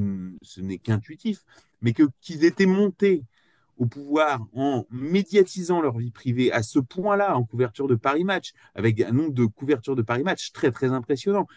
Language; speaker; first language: French; native; French